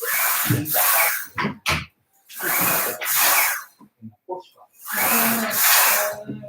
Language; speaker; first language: English; non-native, learner; Japanese